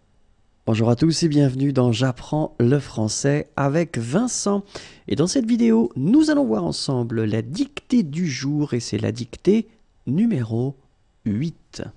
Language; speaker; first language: French; native; French